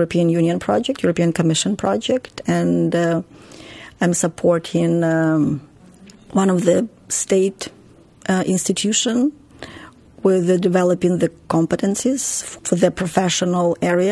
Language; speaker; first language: English; non-native, fluent; Ukrainian